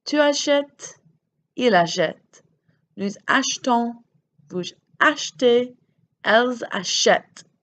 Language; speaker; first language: French; non-native, fluent; English